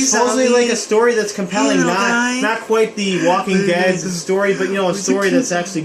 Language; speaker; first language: English; native; English